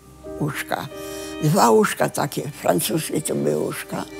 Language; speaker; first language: Polish; early bilingual, heritage; Polish